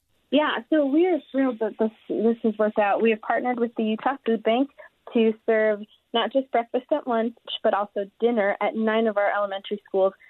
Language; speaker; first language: English; native; English